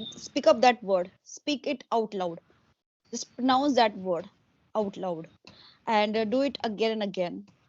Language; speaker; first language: English; non-native, local second language; Hindi